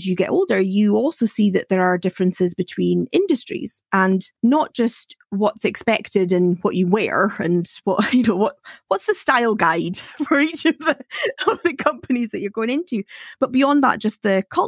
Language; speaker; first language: English; native; English